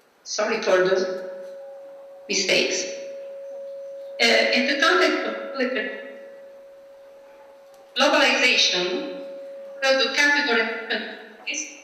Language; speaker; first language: English; non-native, learner; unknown